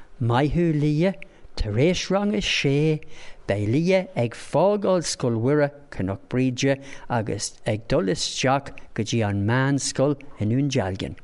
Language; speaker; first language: Irish; non-native, local second language; English